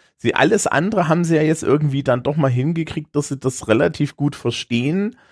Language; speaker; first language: German; native; German